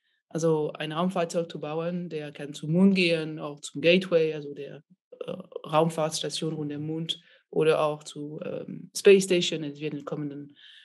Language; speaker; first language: German; non-native, fluent; French